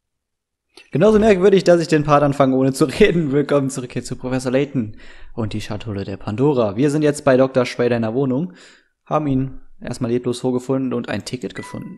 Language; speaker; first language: German; native; German